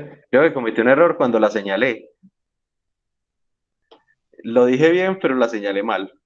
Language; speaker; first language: Spanish; native; Spanish